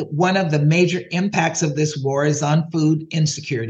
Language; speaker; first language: English; native; English